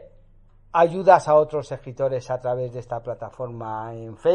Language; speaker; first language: Spanish; native; Spanish